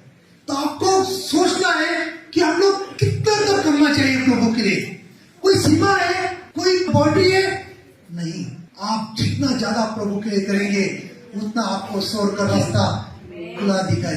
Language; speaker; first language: Hindi; non-native, local second language; Marathi